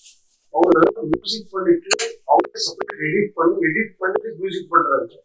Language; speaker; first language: Tamil; non-native, learner; Kannada